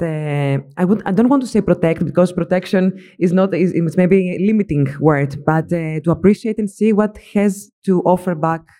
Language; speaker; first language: English; non-native, fluent; Greek